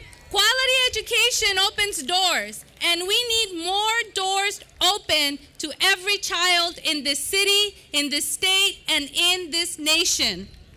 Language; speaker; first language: English; early bilingual, other home language; Spanish